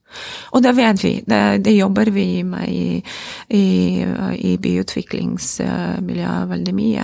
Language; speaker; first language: Norwegian; non-native, fluent; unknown